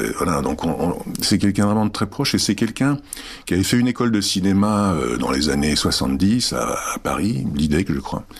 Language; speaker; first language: French; early bilingual, other home language; Czech